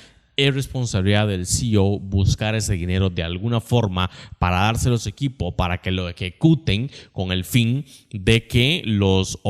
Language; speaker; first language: Spanish; native; Spanish